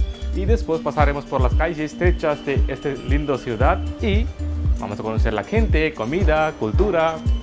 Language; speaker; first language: Spanish; non-native, fluent; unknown